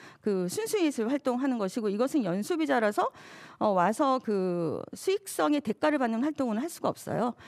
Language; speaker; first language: Korean; native; Korean